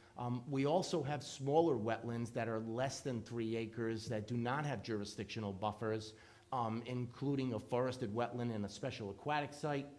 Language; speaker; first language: English; native; English